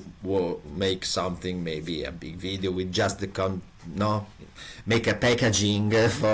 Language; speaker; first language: English; non-native, learner; Italian